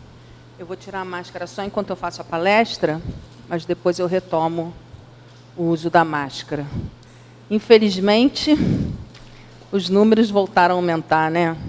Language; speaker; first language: Portuguese; native; Portuguese